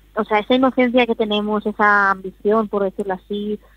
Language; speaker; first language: Spanish; native; Spanish